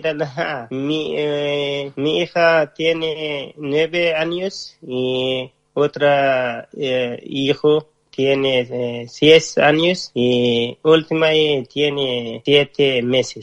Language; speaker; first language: Spanish; non-native, learner; Persian